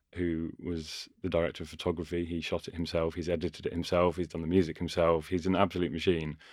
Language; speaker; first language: English; native; English